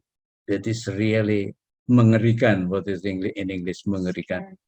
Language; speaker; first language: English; non-native, learner; Indonesian